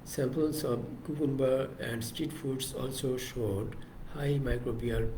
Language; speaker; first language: English; non-native, local second language; Bangla